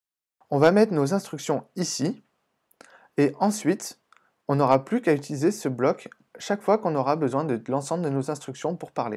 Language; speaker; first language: French; native; French